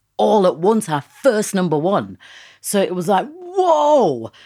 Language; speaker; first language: English; native; English